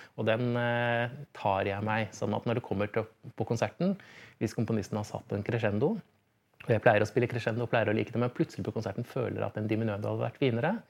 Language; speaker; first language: Norwegian; native; Norwegian